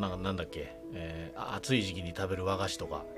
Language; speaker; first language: Japanese; native; Japanese